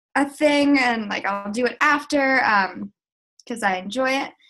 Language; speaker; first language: English; native; English